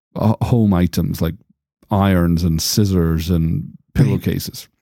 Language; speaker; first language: English; native; English